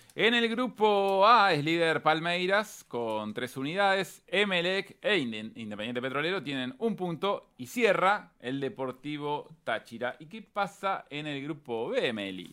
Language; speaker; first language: Spanish; native; Spanish